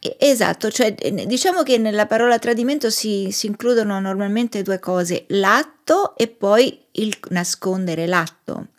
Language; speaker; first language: Italian; native; Italian